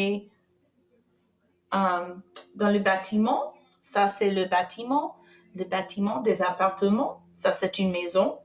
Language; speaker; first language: French; non-native, fluent; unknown